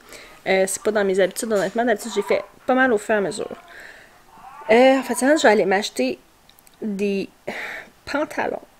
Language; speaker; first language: French; native; French